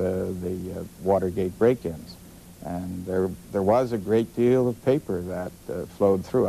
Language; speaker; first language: English; native; English